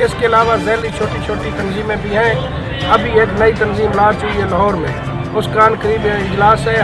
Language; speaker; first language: Urdu; non-native, local second language; Punjabi